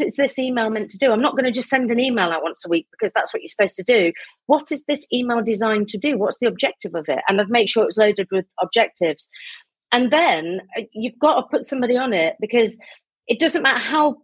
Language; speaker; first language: English; native; English